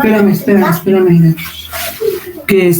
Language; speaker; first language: Spanish; native; Spanish